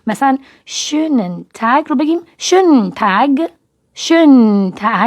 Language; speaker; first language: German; non-native, fluent; Persian